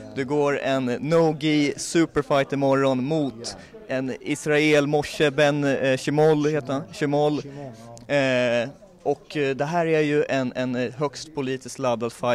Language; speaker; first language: Swedish; native; Swedish